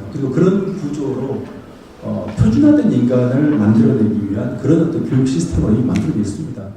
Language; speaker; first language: Korean; native; Korean